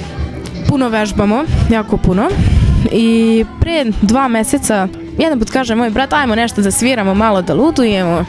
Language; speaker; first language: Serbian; non-native, local second language; Hungarian